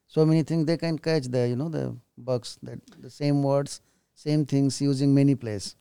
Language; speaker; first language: English; non-native, local second language; Hindi